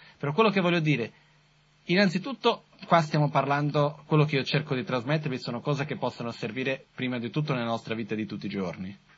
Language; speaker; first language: Italian; non-native, fluent; Portuguese